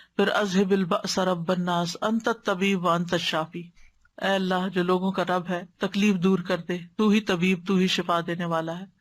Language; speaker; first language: Urdu; native; Urdu